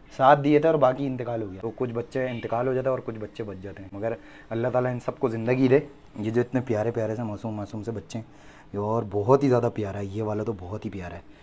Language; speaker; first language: Urdu; native; Urdu